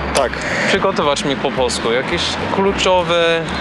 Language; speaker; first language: Polish; non-native, learner; English